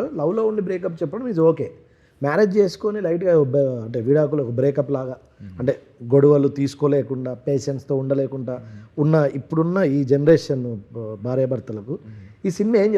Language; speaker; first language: Telugu; native; Telugu